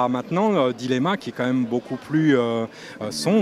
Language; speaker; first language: French; native; French